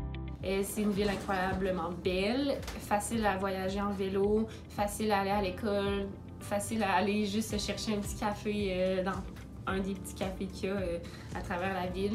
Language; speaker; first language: French; native; French